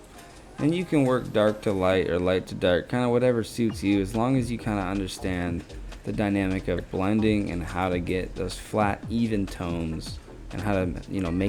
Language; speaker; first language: English; native; English